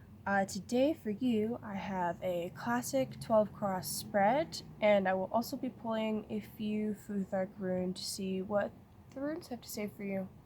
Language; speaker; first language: English; native; English